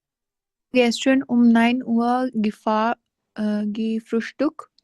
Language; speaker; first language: German; non-native, learner; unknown